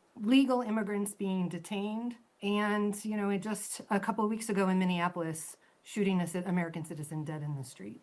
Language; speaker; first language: English; native; English